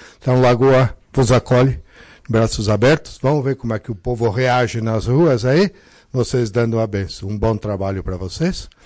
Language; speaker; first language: Portuguese; native; Portuguese